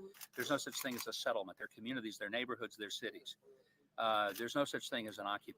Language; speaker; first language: English; native; English